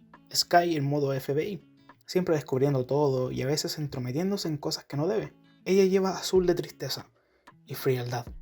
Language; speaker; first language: Spanish; native; Spanish